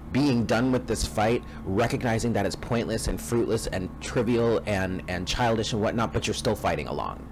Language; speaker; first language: English; native; English